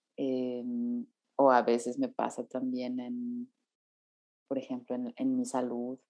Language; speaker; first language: Spanish; native; Spanish